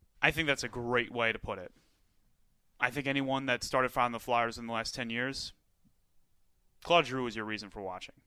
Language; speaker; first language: English; native; English